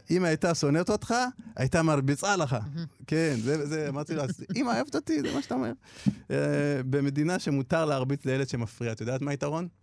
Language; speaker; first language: Hebrew; early bilingual, other home language; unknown